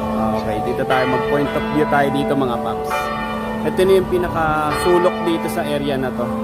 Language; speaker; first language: Filipino; native; Filipino